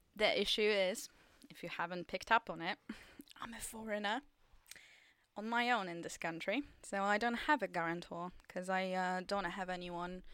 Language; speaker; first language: English; non-native, fluent; Polish